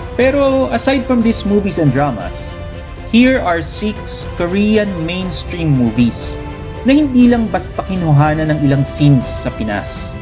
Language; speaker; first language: Filipino; native; Filipino